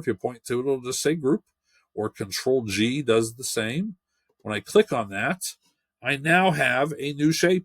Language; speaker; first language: English; native; English